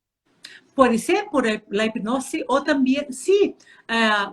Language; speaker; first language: Spanish; non-native, fluent; Portuguese